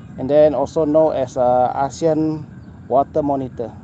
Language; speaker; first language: English; non-native, local second language; Malay